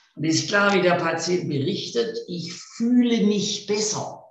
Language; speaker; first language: German; native; German